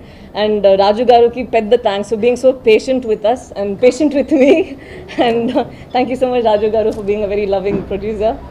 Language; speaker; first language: Telugu; non-native, learner; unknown